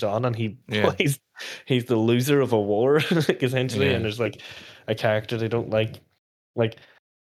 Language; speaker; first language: English; native; English